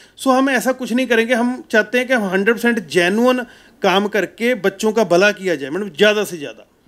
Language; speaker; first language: Hindi; non-native, local second language; Punjabi